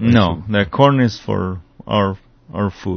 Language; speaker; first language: English; non-native, fluent; Spanish